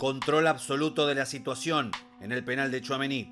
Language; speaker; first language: Spanish; native; Spanish